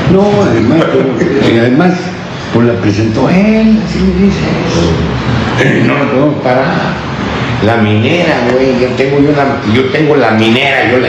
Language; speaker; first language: Spanish; native; Spanish